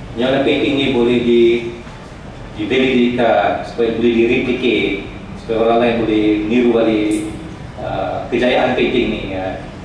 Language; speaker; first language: Malay; non-native, local second language; Central Dusun